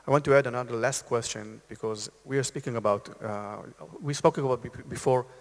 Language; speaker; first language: English; non-native, fluent; Hebrew